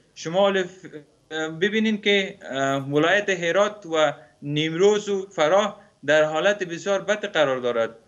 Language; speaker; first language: Persian; native; Persian